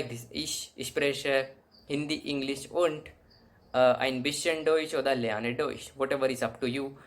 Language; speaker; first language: German; non-native, local second language; Hindi